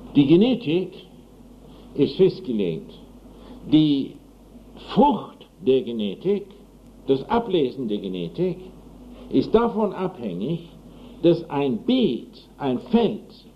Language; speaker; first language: German; non-native, fluent; English